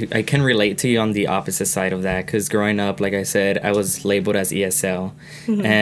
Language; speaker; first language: English; early bilingual, other home language; Spanish